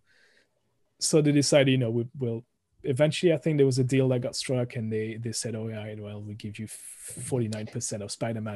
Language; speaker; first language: English; non-native, fluent; French